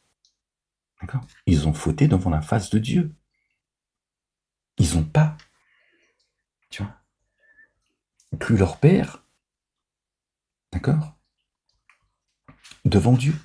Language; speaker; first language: French; native; French